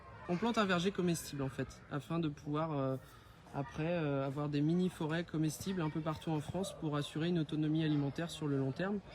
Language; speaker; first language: French; native; French